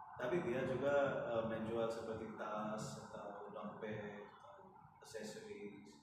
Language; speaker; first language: Indonesian; non-native, fluent; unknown